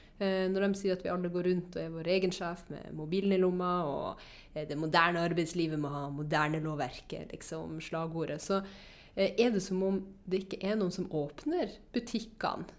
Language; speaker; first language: Norwegian; native; Norwegian